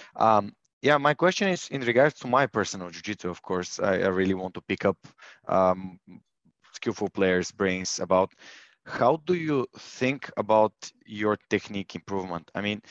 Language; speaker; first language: English; non-native, fluent; Bulgarian